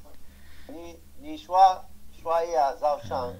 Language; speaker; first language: Chinese; non-native, learner; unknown